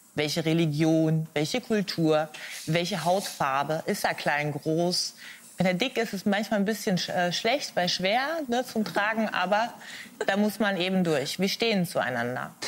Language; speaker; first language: German; early bilingual, other home language; Arabic